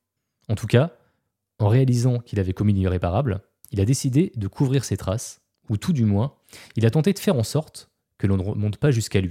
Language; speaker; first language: French; native; French